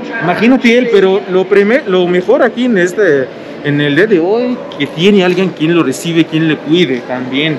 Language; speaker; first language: Spanish; non-native, fluent; Arabic